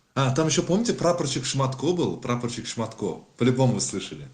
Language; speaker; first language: Russian; non-native, local second language; Tajik